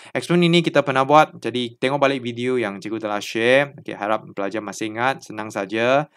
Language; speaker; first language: Malay; non-native, local second language; Chinese